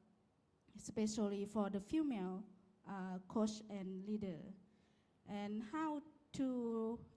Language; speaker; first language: English; non-native, learner; Lao